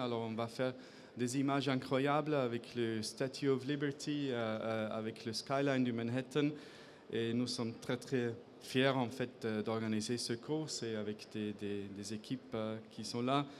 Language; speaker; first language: French; non-native, fluent; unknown